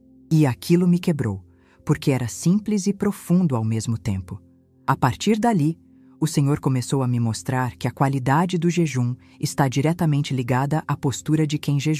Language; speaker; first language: Portuguese; native; Portuguese